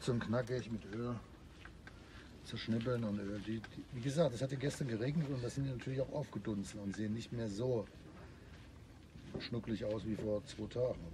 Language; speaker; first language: German; native; German